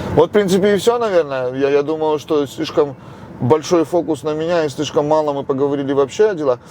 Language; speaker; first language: Russian; non-native, local second language; Georgian